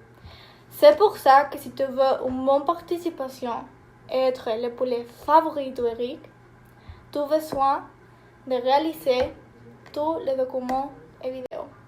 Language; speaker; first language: French; non-native, learner; Spanish